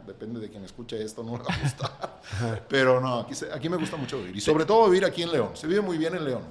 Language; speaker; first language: Spanish; non-native, local second language; Catalan